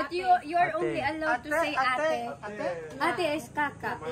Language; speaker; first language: English; non-native, local second language; Cebuano